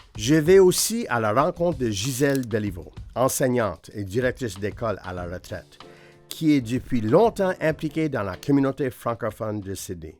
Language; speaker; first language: French; non-native, local second language; English